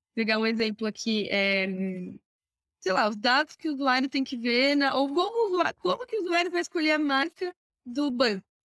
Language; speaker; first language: Portuguese; native; Portuguese